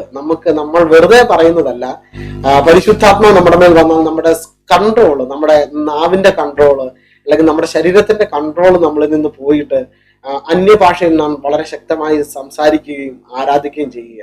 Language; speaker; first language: Malayalam; native; Malayalam